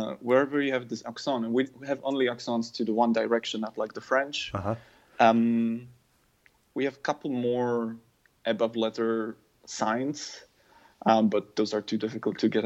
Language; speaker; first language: English; non-native, fluent; German